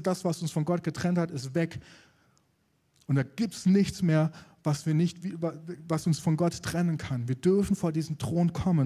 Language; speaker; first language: German; native; German